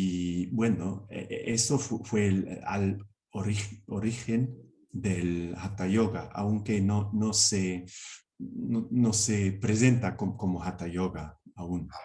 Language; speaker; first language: Spanish; non-native, fluent; English